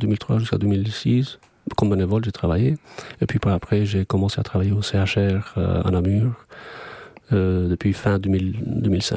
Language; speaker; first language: French; non-native, fluent; Albanian